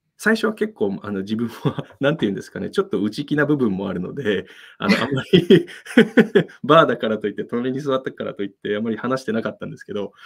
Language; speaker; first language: Japanese; native; Japanese